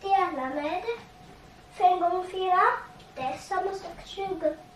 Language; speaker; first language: Swedish; non-native, learner; Tigrinya